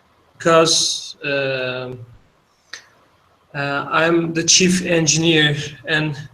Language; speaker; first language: English; non-native, learner; Turkish